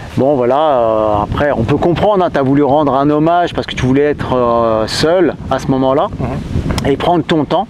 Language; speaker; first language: French; native; French